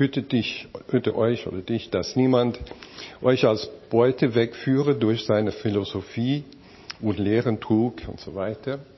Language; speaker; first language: German; non-native, fluent; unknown